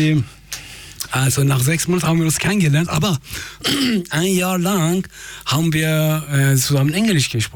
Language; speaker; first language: German; non-native, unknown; Persian